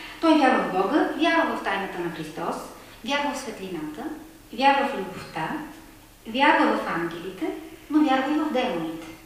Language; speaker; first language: Bulgarian; native; Bulgarian